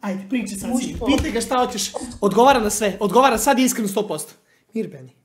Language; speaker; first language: Bosnian; native; Bosnian